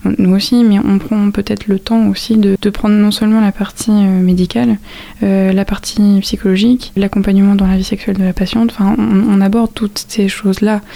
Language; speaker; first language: French; native; French